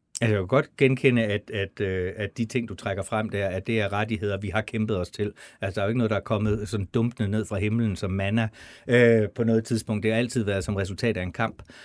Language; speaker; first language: Danish; native; Danish